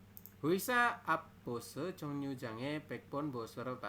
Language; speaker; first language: Korean; non-native, fluent; Indonesian